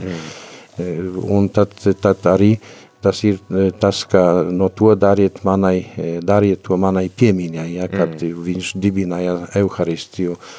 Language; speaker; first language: Latvian; non-native, fluent; Polish